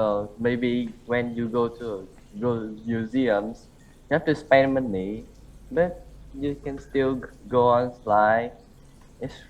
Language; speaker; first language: English; non-native, learner; Vietnamese